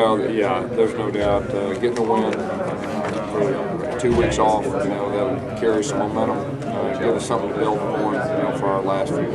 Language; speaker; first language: English; native; English